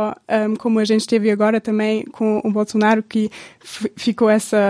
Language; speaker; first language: Portuguese; non-native, fluent; German